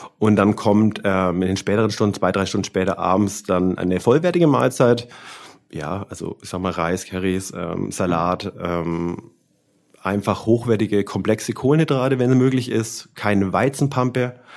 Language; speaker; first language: German; native; German